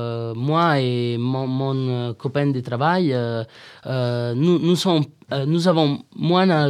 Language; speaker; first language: French; non-native, learner; Italian